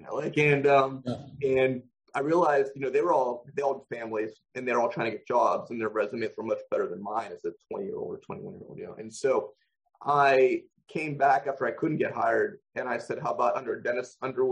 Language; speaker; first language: English; native; English